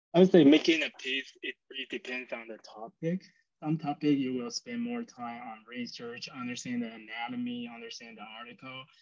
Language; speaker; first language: English; non-native, fluent; Chinese